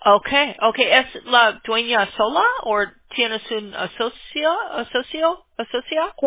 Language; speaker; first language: Spanish; non-native, learner; English